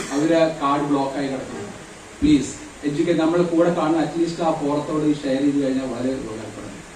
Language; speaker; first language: Malayalam; native; Malayalam